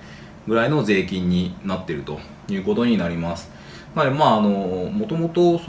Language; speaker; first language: Japanese; native; Japanese